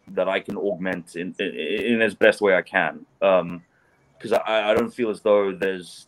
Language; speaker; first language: English; native; English